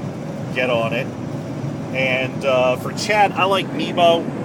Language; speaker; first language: English; native; English